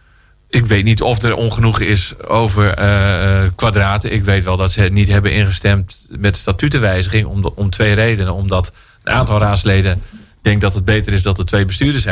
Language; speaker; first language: Dutch; native; Dutch